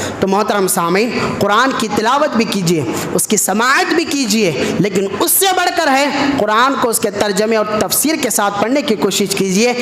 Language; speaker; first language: Urdu; native; Urdu